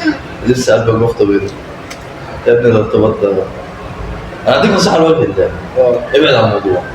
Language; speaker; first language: Arabic; native; Arabic